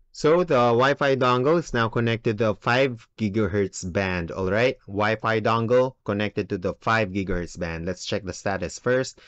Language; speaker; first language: English; non-native, local second language; Filipino